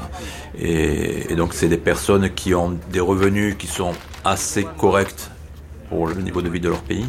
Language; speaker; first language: French; native; French